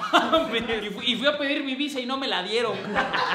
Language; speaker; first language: Spanish; native; Spanish